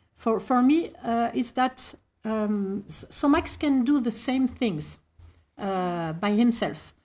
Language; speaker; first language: English; non-native, fluent; French